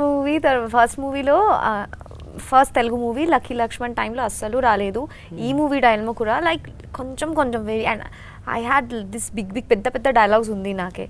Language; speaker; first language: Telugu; non-native, learner; Hindi